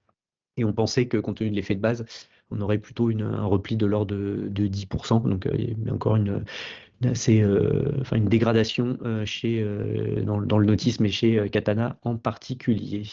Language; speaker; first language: French; native; French